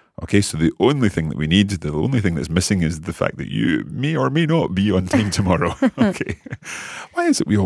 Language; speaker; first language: English; native; English